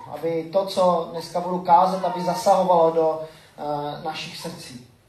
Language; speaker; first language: Czech; native; Czech